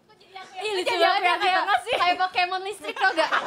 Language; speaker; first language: Indonesian; native; Indonesian